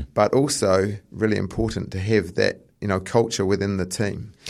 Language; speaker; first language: English; native; English